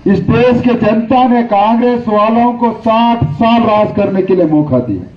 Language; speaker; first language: Hindi; non-native, local second language; Marathi